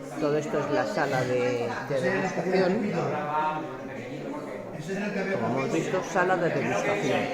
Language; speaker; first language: Spanish; native; Spanish